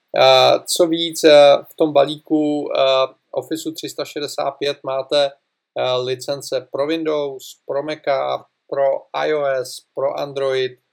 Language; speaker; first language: Czech; native; Czech